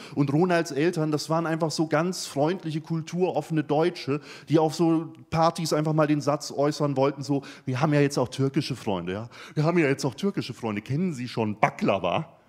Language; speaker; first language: German; early bilingual, other home language; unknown